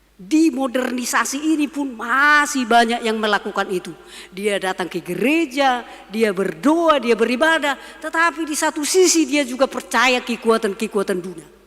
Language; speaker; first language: Indonesian; non-native, local second language; Batak Toba